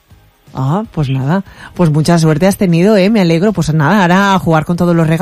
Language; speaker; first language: Spanish; native; Spanish